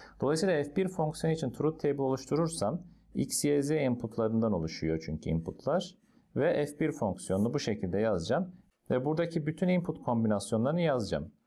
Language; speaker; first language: Turkish; native; Turkish